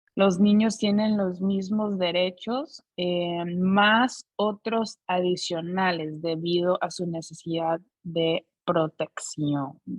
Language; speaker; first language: Spanish; non-native, fluent; English